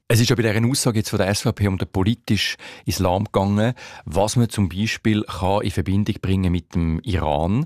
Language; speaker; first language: German; native; German